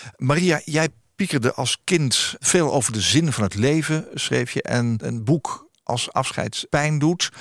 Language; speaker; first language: Dutch; native; Dutch